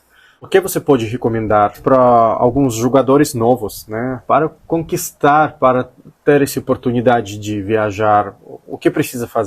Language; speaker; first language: Portuguese; non-native, fluent; Russian